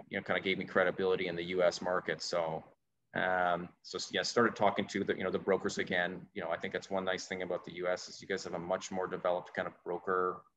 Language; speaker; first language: English; native; English